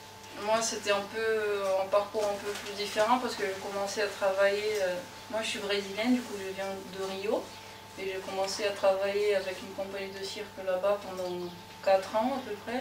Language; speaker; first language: French; non-native, fluent; Portuguese